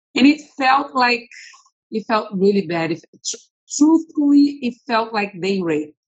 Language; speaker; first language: English; non-native, fluent; Portuguese